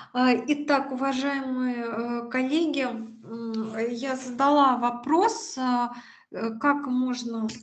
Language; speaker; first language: Russian; native; Russian